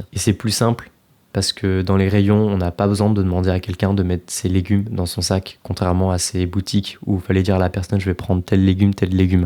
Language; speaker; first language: French; native; French